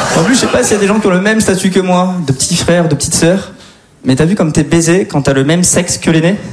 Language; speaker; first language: French; native; French